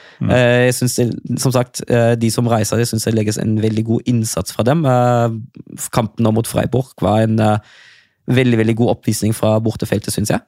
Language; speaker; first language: Norwegian; non-native, fluent; German